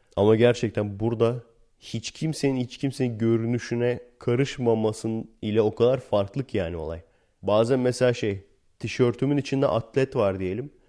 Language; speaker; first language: Turkish; native; Turkish